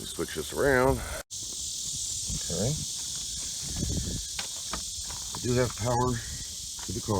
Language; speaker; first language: English; native; English